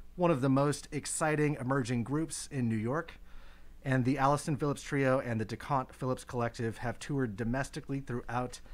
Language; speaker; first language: English; native; English